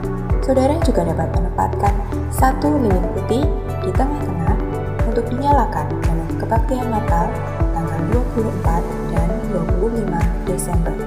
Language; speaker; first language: Indonesian; native; Indonesian